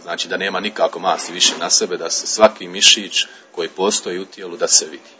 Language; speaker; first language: Croatian; early bilingual, heritage; Croatian